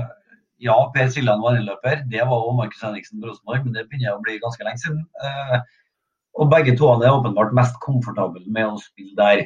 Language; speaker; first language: Norwegian; native; Norwegian